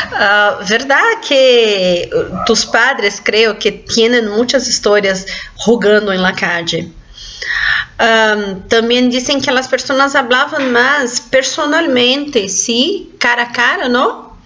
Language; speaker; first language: Spanish; non-native, fluent; Portuguese